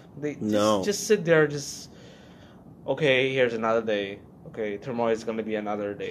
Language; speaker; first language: English; non-native, fluent; Chinese